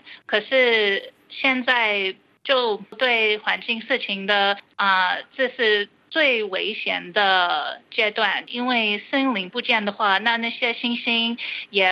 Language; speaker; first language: Chinese; early bilingual, heritage; Chinese